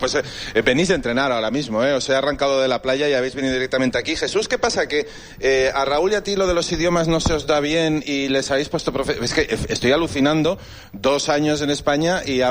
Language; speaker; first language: Spanish; native; Spanish